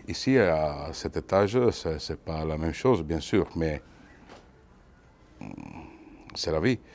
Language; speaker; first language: French; non-native, fluent; Italian